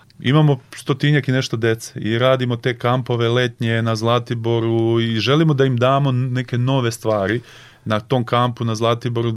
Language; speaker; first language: Serbian; native; Serbian